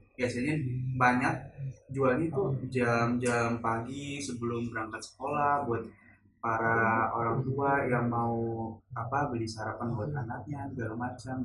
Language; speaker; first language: Indonesian; non-native, local second language; Javanese